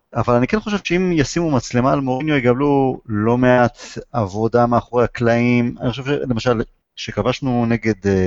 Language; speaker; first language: Hebrew; native; Hebrew